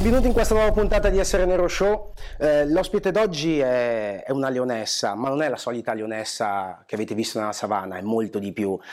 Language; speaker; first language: Italian; early bilingual, other home language; Portuguese